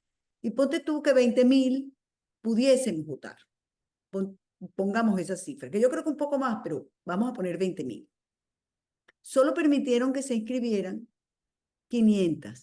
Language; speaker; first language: Spanish; native; Spanish